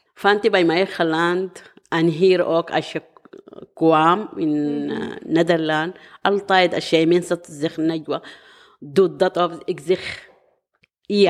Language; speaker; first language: Dutch; non-native, learner; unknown